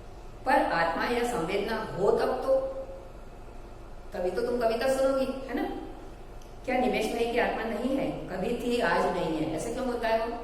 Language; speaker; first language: Hindi; non-native, local second language; Gujarati